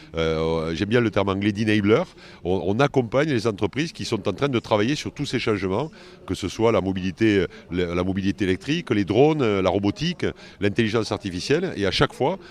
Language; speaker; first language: French; native; French